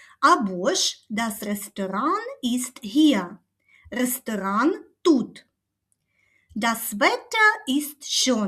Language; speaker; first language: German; non-native, fluent; Ukrainian